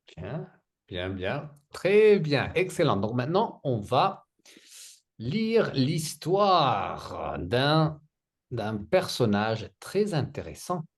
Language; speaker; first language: French; native; French